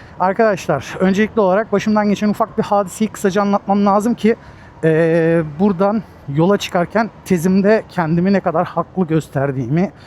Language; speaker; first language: Turkish; native; Turkish